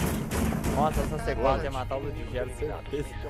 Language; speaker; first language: Portuguese; native; Portuguese